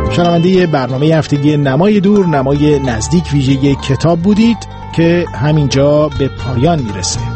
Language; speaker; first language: Persian; native; Persian